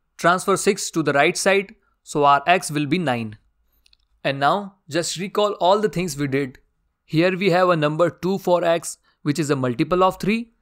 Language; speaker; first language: English; non-native, local second language; Hindi